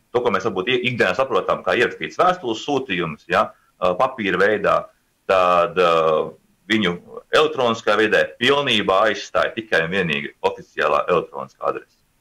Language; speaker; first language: Latvian; native; Latvian